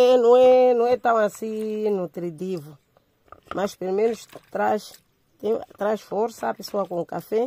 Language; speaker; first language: Portuguese; non-native, local second language; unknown